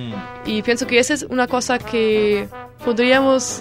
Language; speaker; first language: Spanish; non-native, learner; German